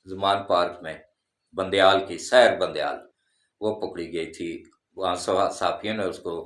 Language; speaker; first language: Urdu; non-native, local second language; Punjabi